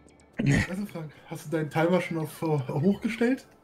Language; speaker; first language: German; native; German